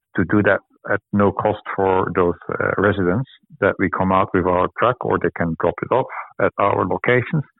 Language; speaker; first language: English; non-native, fluent; Dutch